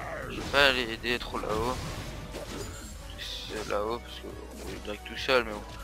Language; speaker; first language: French; native; French